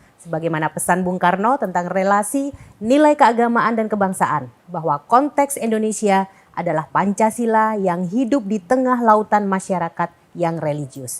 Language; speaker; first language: Indonesian; native; Indonesian